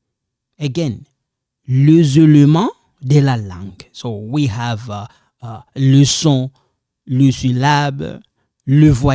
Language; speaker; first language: French; non-native, local second language; Lingala